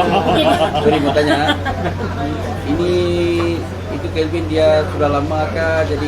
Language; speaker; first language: Malay; native; Malay